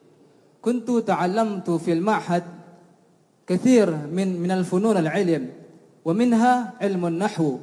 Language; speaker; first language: Arabic; non-native, learner; Indonesian